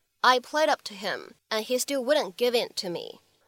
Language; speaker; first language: English; non-native, fluent; Chinese